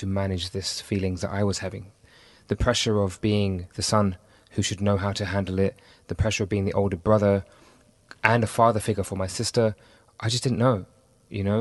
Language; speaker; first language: English; native; English